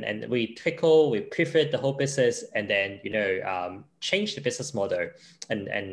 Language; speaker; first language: English; non-native, local second language; Cantonese